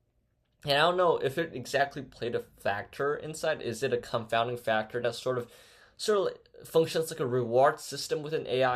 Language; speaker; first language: English; non-native, fluent; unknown